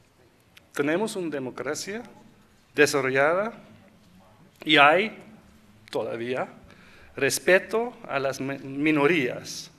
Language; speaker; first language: Spanish; non-native, fluent; Dutch